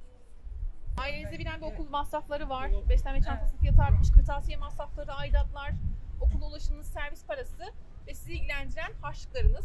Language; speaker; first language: Turkish; native; Turkish